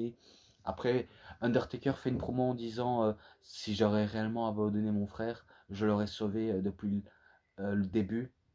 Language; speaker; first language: French; native; French